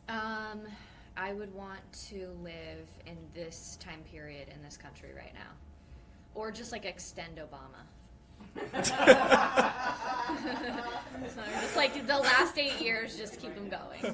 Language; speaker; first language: English; native; English